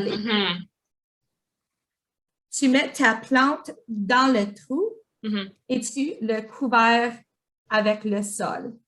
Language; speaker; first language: French; non-native, local second language; English